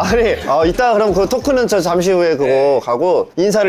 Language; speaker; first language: Korean; native; Korean